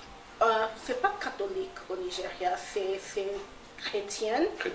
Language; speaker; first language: French; non-native, fluent; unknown